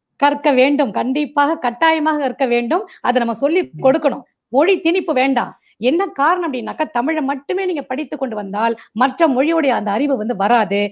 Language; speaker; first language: Tamil; non-native, local second language; Marathi